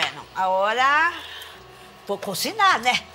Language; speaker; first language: Spanish; non-native, fluent; Portuguese